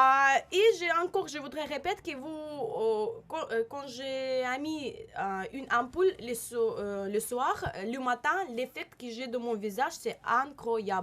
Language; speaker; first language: French; non-native, learner; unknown